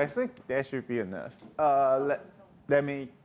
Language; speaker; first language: English; non-native, learner; Chinese